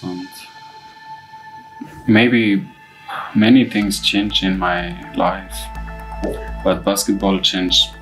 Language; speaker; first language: English; non-native, learner; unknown